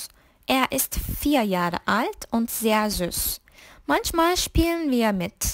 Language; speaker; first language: German; non-native, fluent; Turkish